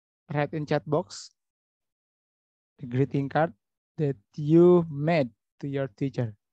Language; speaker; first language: English; non-native, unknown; Indonesian